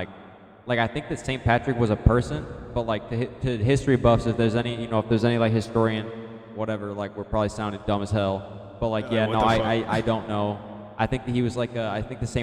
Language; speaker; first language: English; native; English